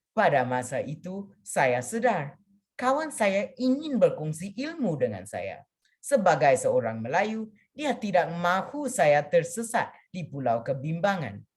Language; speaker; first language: Malay; non-native, local second language; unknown